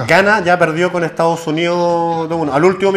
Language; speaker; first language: Spanish; native; Spanish